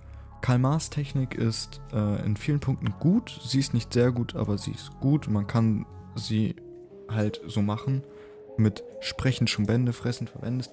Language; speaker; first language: German; native; German